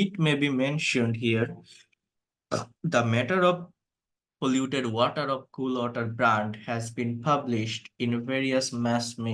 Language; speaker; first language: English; non-native, fluent; Bangla